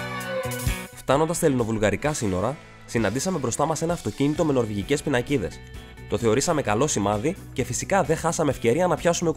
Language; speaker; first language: Greek; native; Greek